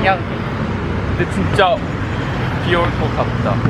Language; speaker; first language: Korean; non-native, learner; Japanese